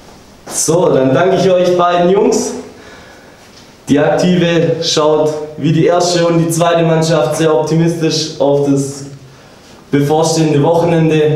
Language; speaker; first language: German; native; German